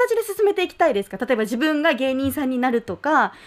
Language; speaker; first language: Japanese; non-native, fluent; English